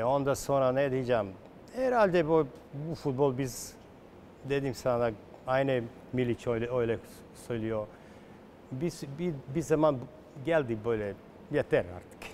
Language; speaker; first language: Turkish; non-native, learner; Serbian